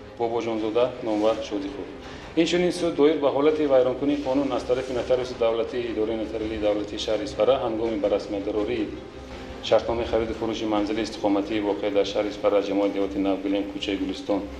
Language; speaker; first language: Tajik; native; Tajik